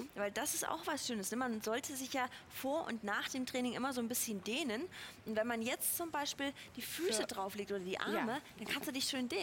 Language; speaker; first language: German; native; German